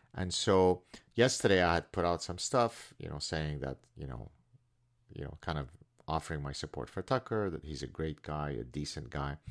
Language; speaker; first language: English; non-native, fluent; Arabic